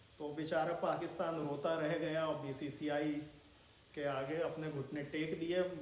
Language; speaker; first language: Hindi; native; Hindi